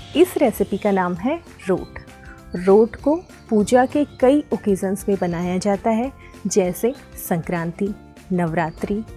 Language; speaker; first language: Hindi; native; Hindi